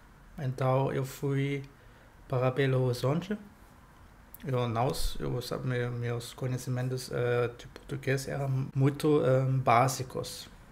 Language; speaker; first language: Portuguese; non-native, fluent; German